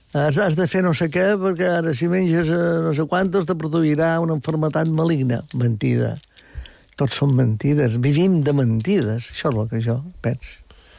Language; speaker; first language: Catalan; native; Catalan